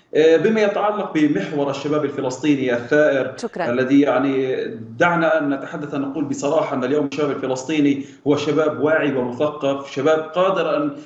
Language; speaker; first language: Arabic; native; Arabic